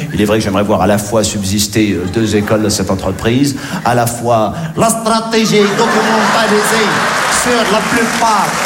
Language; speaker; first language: French; native; French